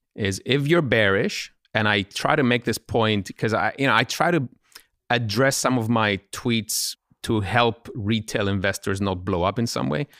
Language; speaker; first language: English; non-native, fluent; Greek